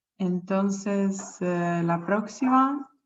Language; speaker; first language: Spanish; non-native, fluent; Italian